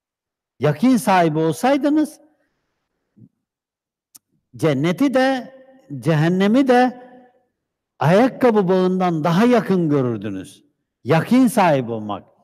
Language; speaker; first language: Turkish; native; Turkish